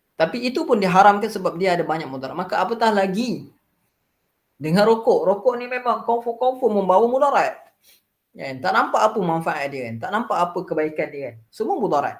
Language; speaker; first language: Malay; native; Malay